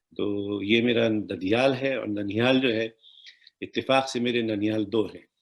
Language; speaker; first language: Urdu; native; Urdu